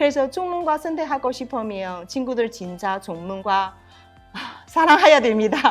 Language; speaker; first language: Korean; non-native, learner; Chinese